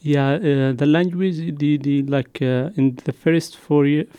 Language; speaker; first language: English; non-native, learner; Arabic